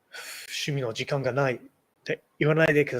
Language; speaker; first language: Japanese; non-native, learner; English